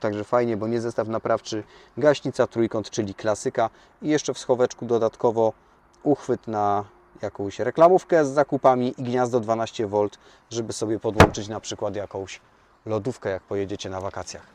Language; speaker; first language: Polish; native; Polish